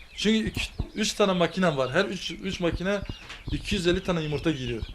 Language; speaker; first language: Turkish; native; Turkish